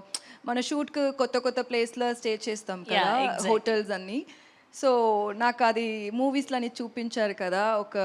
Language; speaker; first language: Telugu; non-native, local second language; Tamil